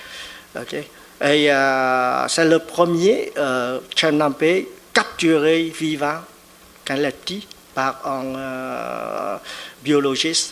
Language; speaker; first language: French; non-native, fluent; Vietnamese